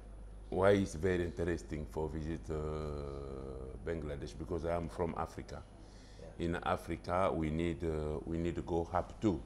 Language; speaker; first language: English; non-native, learner; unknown